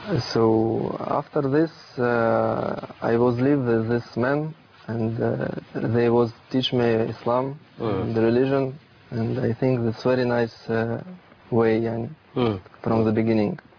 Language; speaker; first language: English; non-native, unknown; Russian